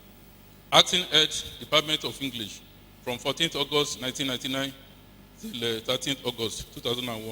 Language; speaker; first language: English; non-native, local second language; Yoruba